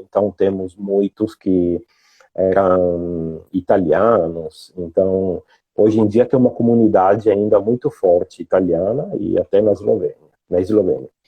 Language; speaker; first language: Portuguese; non-native, fluent; Italian